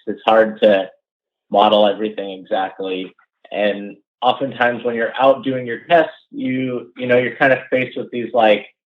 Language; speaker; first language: English; native; English